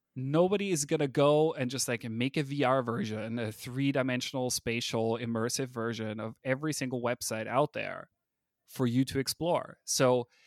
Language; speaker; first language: English; non-native, fluent; German